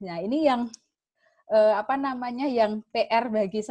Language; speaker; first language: Indonesian; native; Indonesian